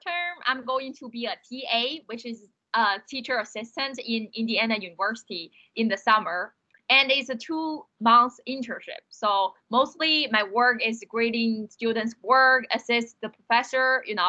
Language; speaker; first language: English; non-native, fluent; Chinese